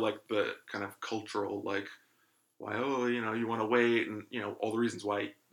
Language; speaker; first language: English; native; English